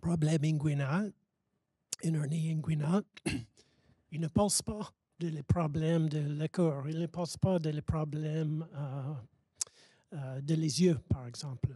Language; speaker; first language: French; non-native, fluent; English